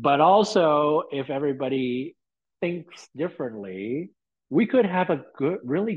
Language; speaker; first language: English; non-native, local second language; Cantonese